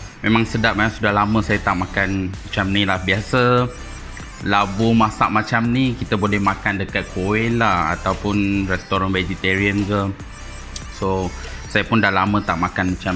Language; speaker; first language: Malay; non-native, local second language; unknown